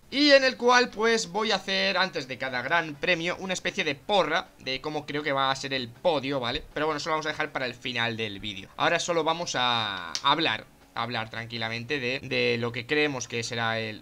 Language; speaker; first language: Spanish; native; Spanish